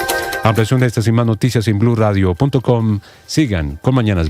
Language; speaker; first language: Spanish; native; Spanish